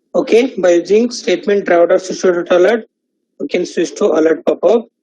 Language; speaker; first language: English; non-native, local second language; Marathi